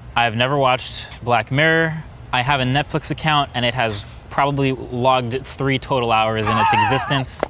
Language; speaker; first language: English; native; English